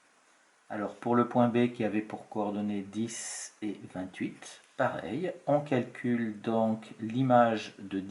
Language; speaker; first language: French; native; French